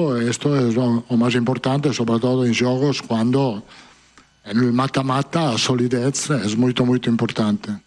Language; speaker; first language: Portuguese; non-native, fluent; Italian